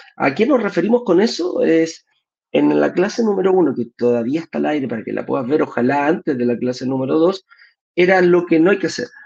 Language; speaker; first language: Spanish; native; Spanish